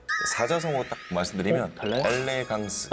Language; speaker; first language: Korean; native; Korean